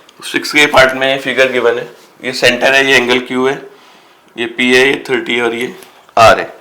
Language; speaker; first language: Hindi; native; Hindi